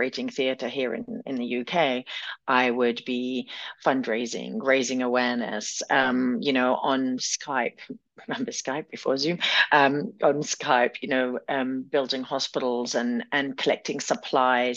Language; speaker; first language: English; early bilingual, other home language; Arabic